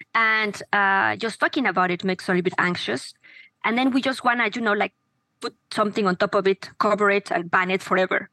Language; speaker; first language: English; non-native, fluent; Spanish